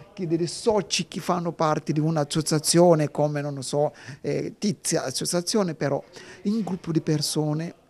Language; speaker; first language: Italian; non-native, fluent; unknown